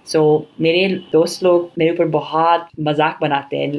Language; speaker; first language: Hindi; non-native, fluent; English